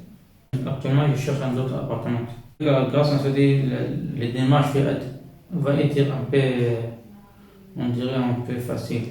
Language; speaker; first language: French; non-native, fluent; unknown